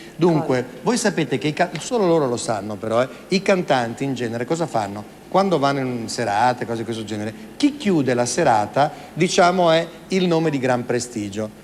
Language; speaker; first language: Italian; native; Italian